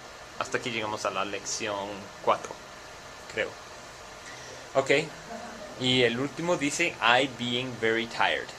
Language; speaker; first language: Spanish; non-native, fluent; English